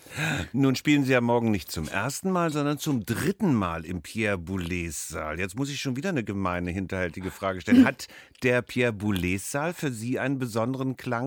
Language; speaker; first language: German; native; German